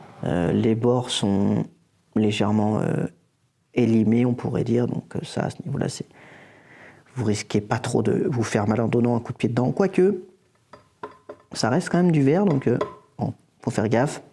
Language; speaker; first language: French; native; French